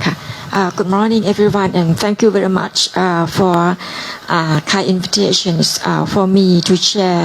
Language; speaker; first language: English; non-native, fluent; Thai